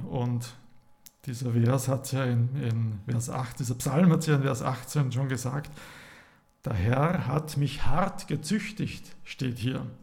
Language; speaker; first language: German; native; German